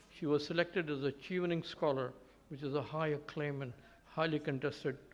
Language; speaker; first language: English; native; English